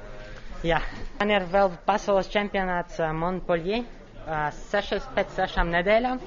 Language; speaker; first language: Latvian; non-native, local second language; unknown